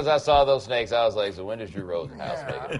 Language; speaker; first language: English; native; English